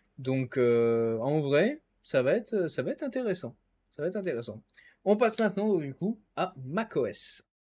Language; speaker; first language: French; native; French